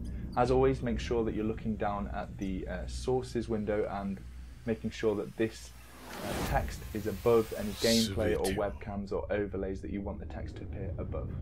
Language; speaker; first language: English; native; English